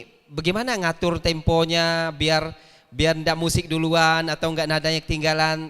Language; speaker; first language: Malay; native; Malay